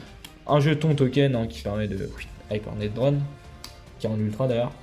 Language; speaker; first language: French; native; French